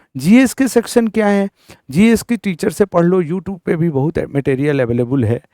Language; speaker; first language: Hindi; native; Hindi